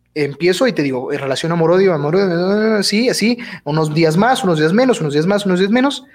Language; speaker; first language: Spanish; native; Spanish